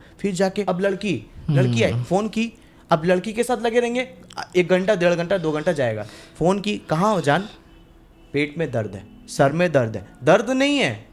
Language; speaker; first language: Hindi; non-native, local second language; Bangla